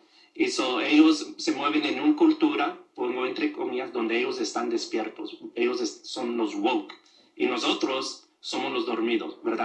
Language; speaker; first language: Spanish; early bilingual, other home language; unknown